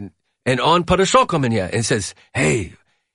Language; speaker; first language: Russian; non-native, learner; English